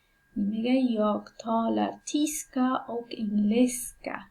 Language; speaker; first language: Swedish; non-native, learner; Persian